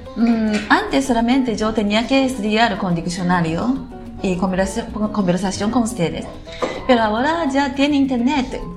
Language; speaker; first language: Spanish; non-native, learner; Japanese